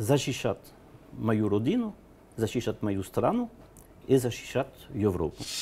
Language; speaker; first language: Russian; early bilingual, heritage; French